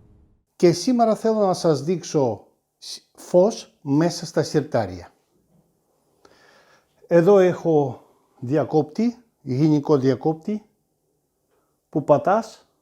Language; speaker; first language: Greek; non-native, fluent; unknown